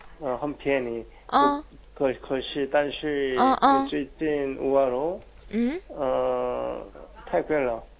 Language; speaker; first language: Chinese; non-native, learner; Korean